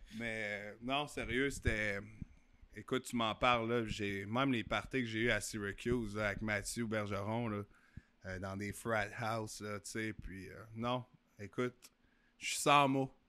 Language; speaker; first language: French; native; French